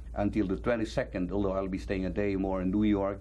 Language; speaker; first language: English; non-native, local second language; Cebuano